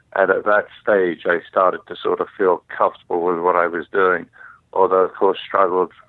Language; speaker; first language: English; native; English